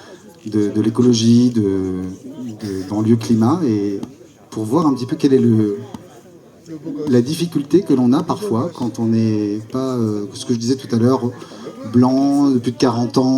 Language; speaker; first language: French; native; French